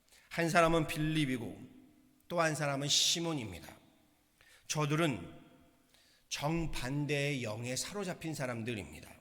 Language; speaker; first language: Korean; native; Korean